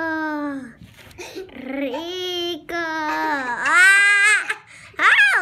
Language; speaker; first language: Spanish; early bilingual, heritage; English